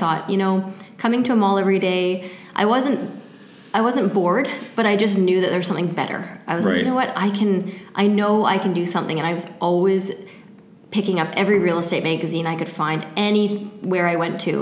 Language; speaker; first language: English; native; English